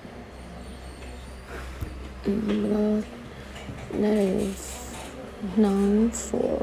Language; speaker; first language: English; non-native, learner; Chinese